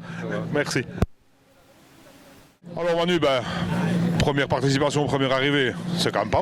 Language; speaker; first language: French; native; French